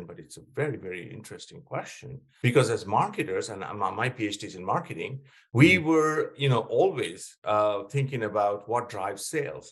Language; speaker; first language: English; non-native, local second language; Bangla